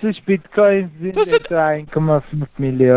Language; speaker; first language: German; non-native, fluent; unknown